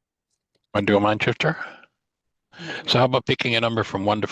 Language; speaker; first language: English; native; English